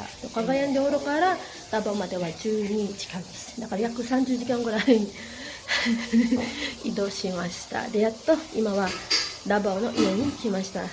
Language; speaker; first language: Japanese; non-native, fluent; Cebuano